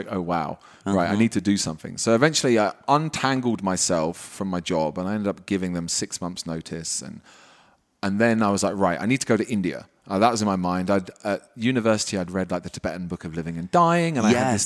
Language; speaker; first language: English; native; English